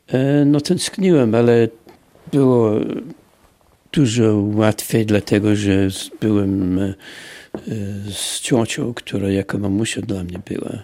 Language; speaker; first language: Polish; early bilingual, heritage; Polish